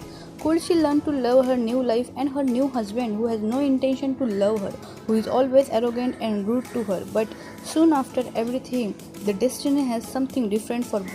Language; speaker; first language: English; non-native, fluent; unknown